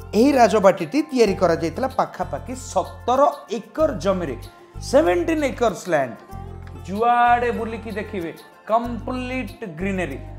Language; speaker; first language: Hindi; non-native, local second language; Odia